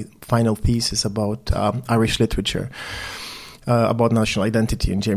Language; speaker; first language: English; non-native, fluent; Polish